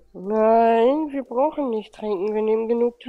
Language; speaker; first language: German; native; German